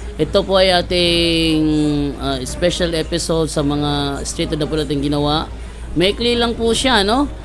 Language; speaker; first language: Filipino; native; Filipino